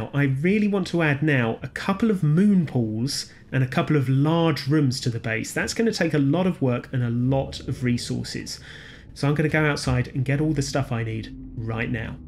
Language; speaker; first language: English; native; English